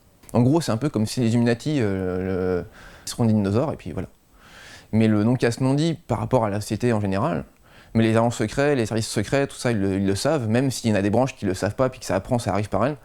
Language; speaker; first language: French; native; French